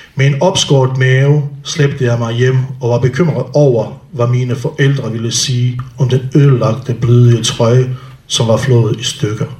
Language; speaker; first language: Danish; non-native, fluent; Bosnian